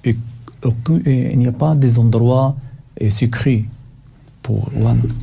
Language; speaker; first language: French; non-native, learner; Arabic